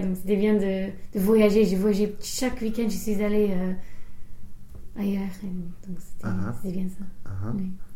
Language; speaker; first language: French; non-native, fluent; English